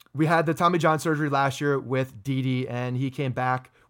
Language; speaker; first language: English; native; English